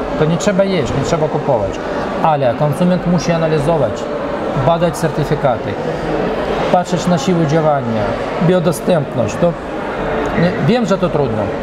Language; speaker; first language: Polish; early bilingual, heritage; Russian